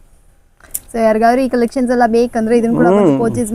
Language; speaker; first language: Kannada; native; Kannada